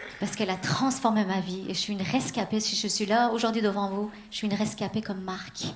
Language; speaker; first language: French; early bilingual, other home language; Persian